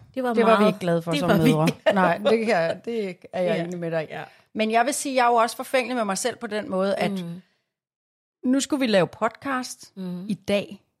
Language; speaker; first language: Danish; native; Danish